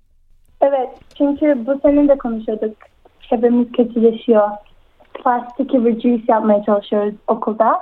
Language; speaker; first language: Turkish; early bilingual, heritage; Turkish